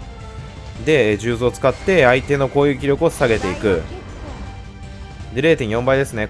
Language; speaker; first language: Japanese; native; Japanese